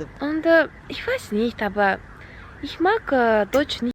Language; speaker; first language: German; non-native, learner; Kazakh